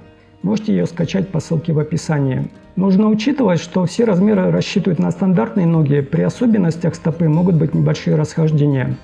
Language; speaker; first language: Russian; native; Russian